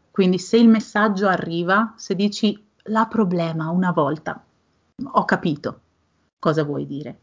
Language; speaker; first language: Italian; native; Italian